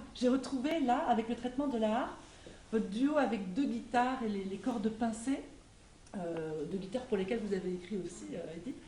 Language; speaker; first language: French; native; French